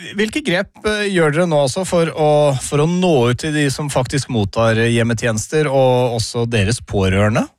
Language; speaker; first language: Norwegian; native; Norwegian